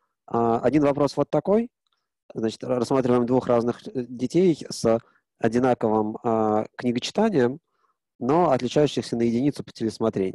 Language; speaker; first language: Russian; native; Russian